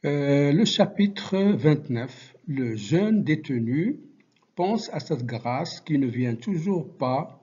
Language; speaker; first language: French; non-native, local second language; Arabic